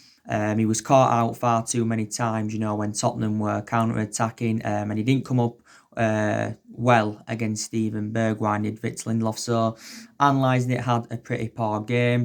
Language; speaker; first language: English; native; English